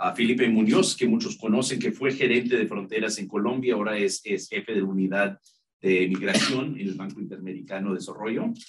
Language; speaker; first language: Spanish; non-native, fluent; English